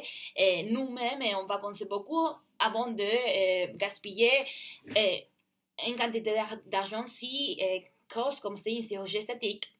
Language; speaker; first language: French; non-native, learner; Spanish